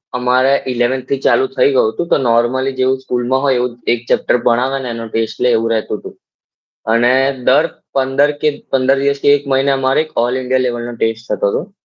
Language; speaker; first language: Gujarati; native; Gujarati